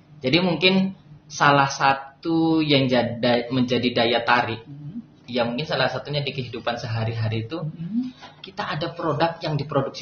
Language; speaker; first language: Indonesian; native; Indonesian